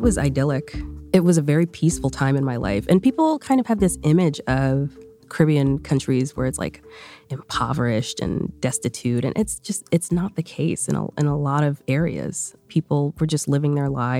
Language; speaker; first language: English; early bilingual, other home language; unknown